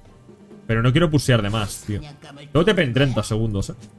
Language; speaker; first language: Spanish; native; Spanish